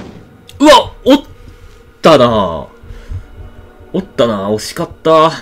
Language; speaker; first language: Japanese; native; Japanese